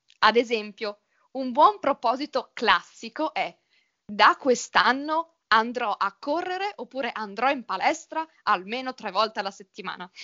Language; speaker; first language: Italian; native; Italian